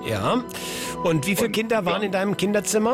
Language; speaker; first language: German; native; German